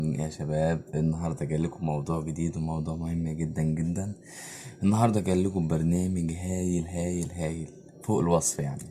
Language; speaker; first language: Arabic; native; Arabic